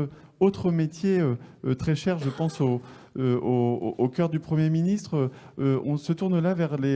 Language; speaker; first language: French; native; French